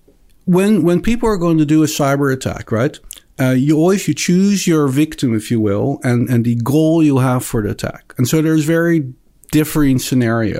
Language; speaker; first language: English; non-native, fluent; Dutch